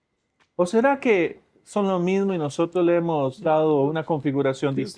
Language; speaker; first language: Spanish; native; Spanish